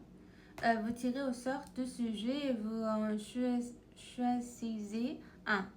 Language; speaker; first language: French; non-native, learner; Persian